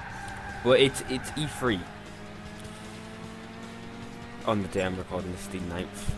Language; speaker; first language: English; native; English